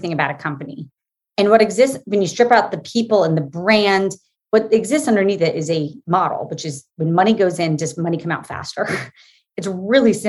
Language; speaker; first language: English; native; English